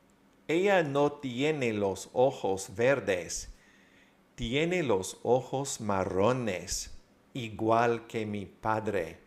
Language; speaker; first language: Spanish; non-native, fluent; English